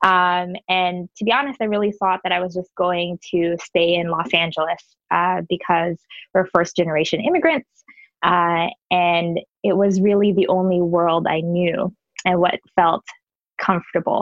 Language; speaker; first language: English; non-native, local second language; Filipino